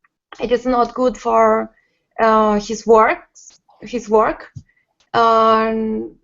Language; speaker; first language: English; non-native, learner; Spanish